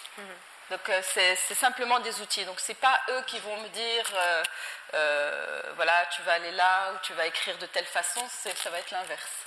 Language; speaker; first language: French; non-native, local second language; Arabic